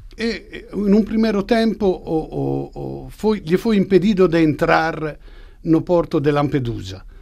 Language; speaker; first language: Portuguese; non-native, fluent; Italian